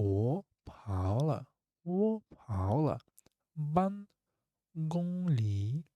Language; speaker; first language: Chinese; non-native, fluent; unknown